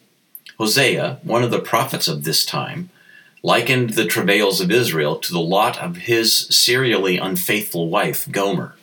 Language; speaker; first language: English; native; English